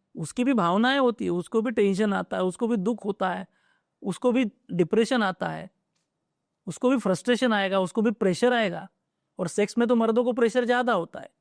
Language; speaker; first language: Hindi; non-native, local second language; Marathi